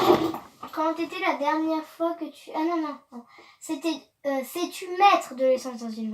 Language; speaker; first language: French; native; French